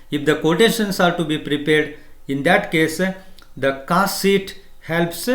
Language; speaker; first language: English; non-native, local second language; Kannada